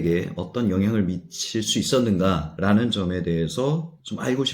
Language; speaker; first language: Korean; native; Korean